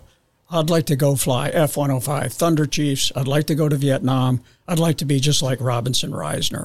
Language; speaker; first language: English; native; English